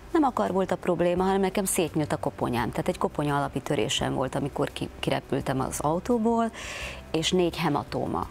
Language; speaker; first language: Hungarian; early bilingual, other home language; Czech